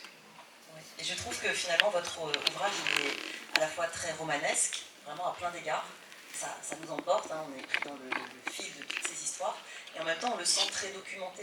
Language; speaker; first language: French; native; French